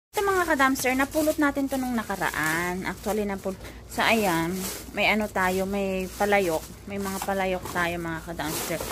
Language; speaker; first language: Filipino; non-native, local second language; Iloko